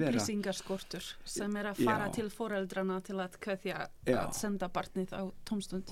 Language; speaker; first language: Icelandic; non-native, fluent; Polish